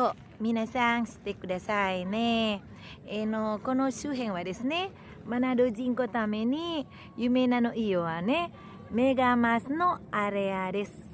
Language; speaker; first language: Japanese; non-native, learner; Indonesian